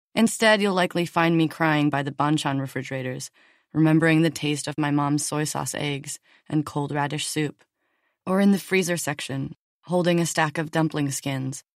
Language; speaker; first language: English; native; English